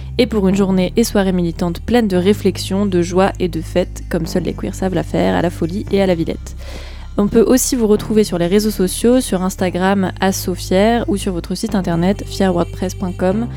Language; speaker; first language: French; native; French